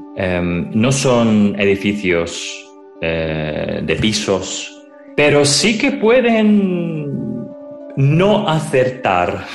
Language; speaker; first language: Spanish; non-native, fluent; Ukrainian